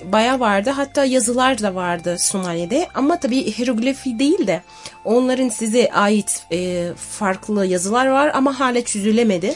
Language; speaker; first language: Turkish; native; Turkish